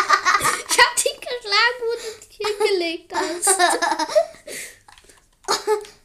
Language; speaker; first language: German; native; German